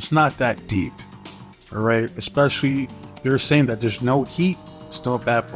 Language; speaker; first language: English; native; English